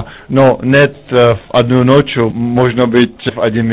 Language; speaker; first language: Russian; non-native, learner; Czech